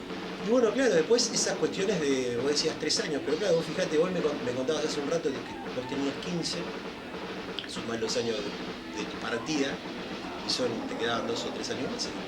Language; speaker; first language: Spanish; native; Spanish